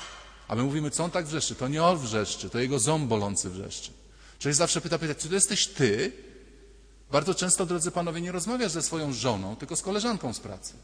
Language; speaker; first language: Polish; native; Polish